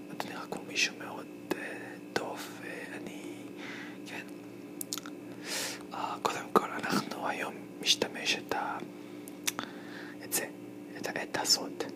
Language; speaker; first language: Hebrew; non-native, fluent; English